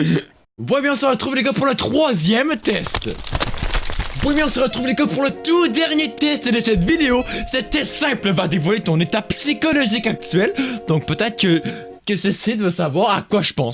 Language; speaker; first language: French; native; French